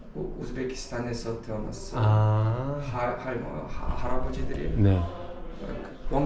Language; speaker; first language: Korean; early bilingual, heritage; Korean